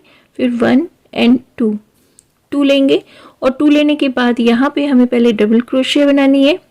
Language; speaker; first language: Hindi; native; Hindi